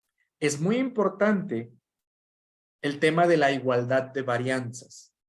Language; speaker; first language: Spanish; native; Spanish